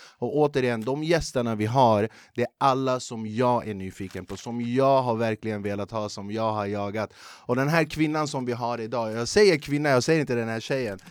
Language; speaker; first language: Swedish; early bilingual, other home language; Kurdish